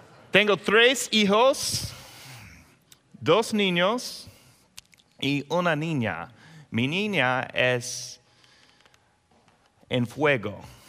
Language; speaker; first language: Spanish; non-native, learner; English